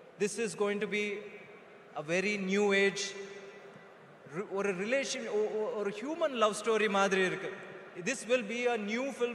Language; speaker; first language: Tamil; non-native, learner; Telugu